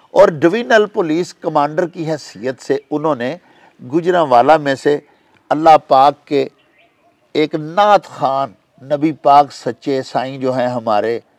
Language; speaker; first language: Urdu; non-native, local second language; Punjabi